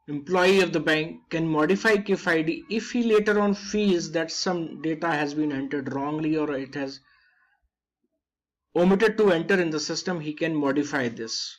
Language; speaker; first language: English; non-native, local second language; Hindi